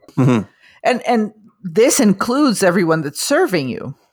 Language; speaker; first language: English; non-native, fluent; Portuguese